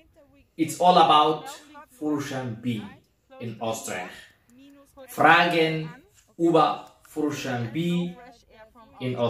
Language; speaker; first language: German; non-native, learner; Somali